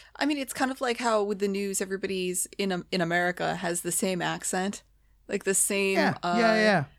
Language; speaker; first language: English; native; English